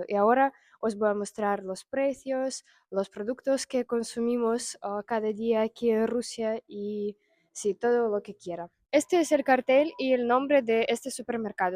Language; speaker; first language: Spanish; non-native, fluent; Russian